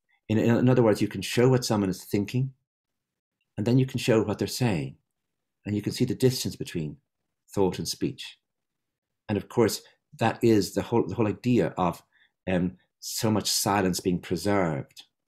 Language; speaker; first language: English; native; English